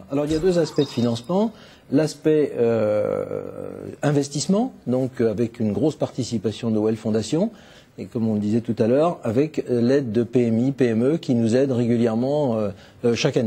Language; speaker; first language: French; native; French